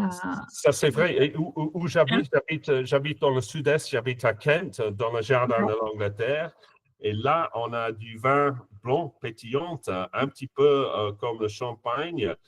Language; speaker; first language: French; non-native, fluent; English